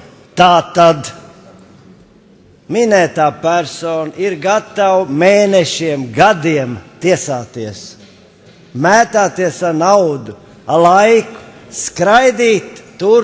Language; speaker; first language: Latvian; native; Latvian